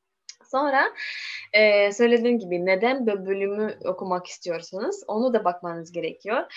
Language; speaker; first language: Turkish; non-native, learner; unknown